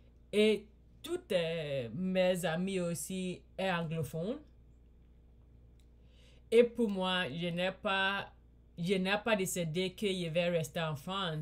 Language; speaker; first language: French; non-native, learner; English